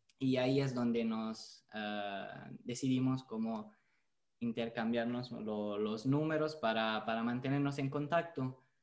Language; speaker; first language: Spanish; non-native, fluent; Italian